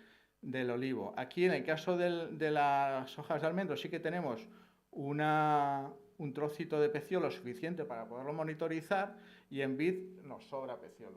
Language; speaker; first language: Spanish; native; Spanish